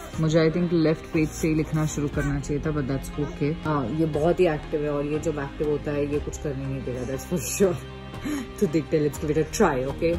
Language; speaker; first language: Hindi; non-native, local second language; Marathi